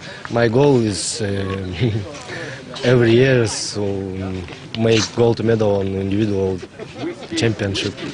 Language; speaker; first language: English; non-native, learner; Russian